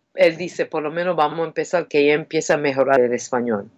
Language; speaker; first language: Spanish; non-native, fluent; English